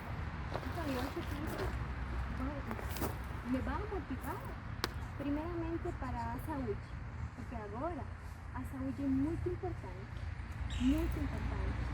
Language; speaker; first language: Portuguese; non-native, fluent; Spanish